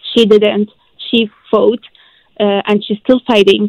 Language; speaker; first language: English; non-native, fluent; Arabic